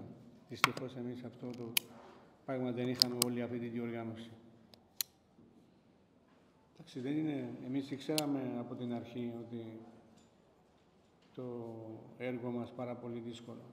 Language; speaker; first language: Greek; non-native, fluent; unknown